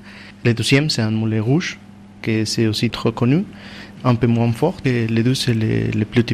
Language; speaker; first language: French; non-native, learner; Spanish